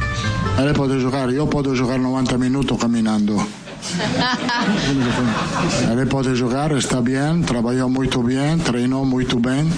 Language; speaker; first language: Portuguese; non-native, fluent; Italian